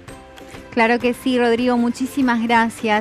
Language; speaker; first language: Spanish; native; Spanish